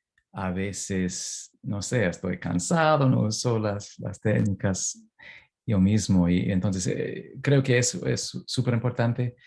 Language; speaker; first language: Spanish; non-native, fluent; English